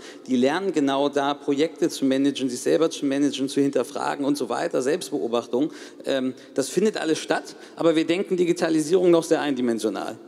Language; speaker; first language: German; native; German